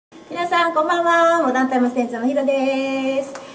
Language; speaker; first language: Japanese; native; Japanese